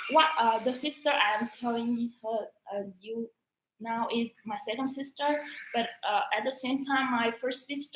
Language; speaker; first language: English; non-native, learner; Vietnamese